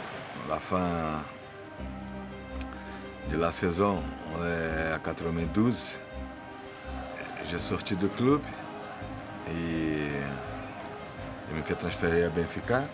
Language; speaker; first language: French; non-native, fluent; Portuguese